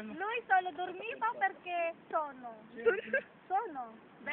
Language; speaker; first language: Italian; non-native, learner; Filipino